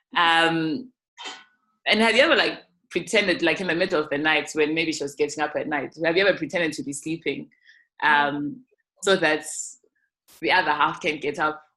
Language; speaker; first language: English; non-native, local second language; North Ndebele